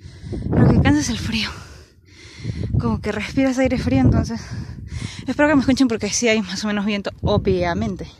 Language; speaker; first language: Spanish; native; Spanish